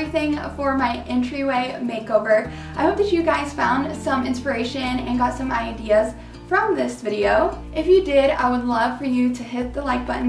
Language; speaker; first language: English; native; English